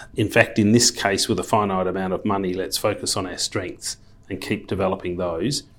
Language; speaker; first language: English; native; English